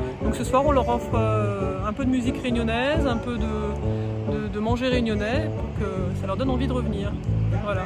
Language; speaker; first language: French; native; French